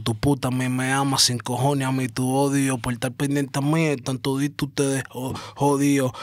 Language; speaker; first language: Spanish; early bilingual, heritage; Spanish